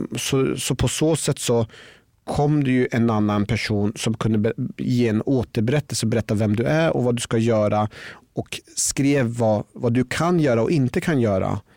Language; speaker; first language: Swedish; early bilingual, other home language; Persian